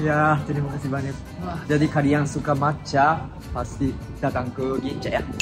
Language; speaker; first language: Indonesian; non-native, fluent; Japanese